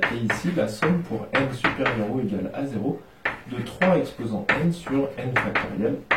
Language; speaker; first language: French; native; French